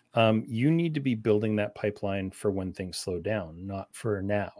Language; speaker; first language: English; native; English